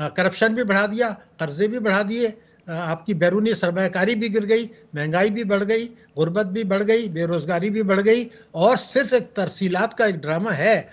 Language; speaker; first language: Urdu; native; Urdu